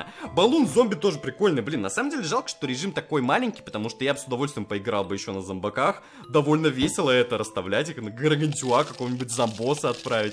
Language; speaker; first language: Russian; native; Russian